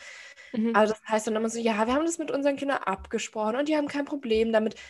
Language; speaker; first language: German; native; German